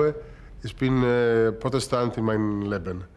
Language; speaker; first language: German; non-native, learner; Italian